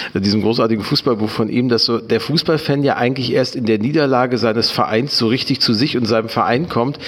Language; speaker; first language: German; native; German